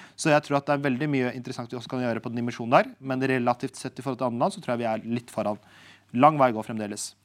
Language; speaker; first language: Norwegian; early bilingual, other home language; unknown